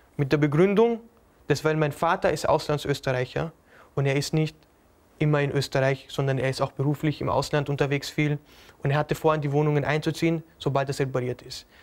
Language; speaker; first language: German; native; German